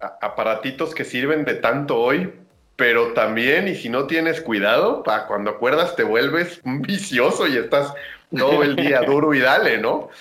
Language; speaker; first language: Spanish; native; Spanish